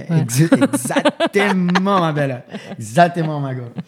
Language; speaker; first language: French; non-native, fluent; Portuguese